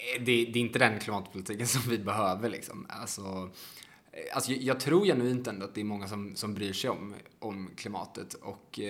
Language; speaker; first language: Swedish; native; Swedish